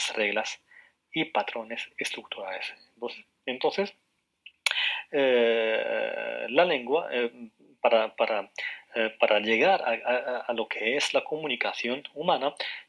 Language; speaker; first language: Spanish; non-native, fluent; Arabic